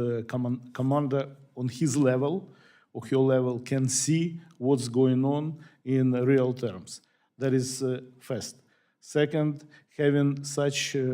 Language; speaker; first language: English; non-native, fluent; Ukrainian